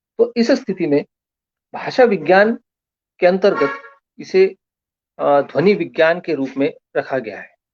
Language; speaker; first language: Hindi; non-native, local second language; Marathi